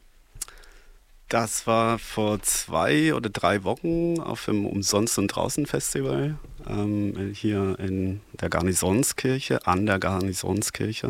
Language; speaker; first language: German; non-native, fluent; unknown